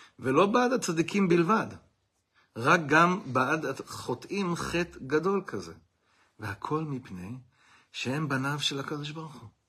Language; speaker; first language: Hebrew; non-native, fluent; English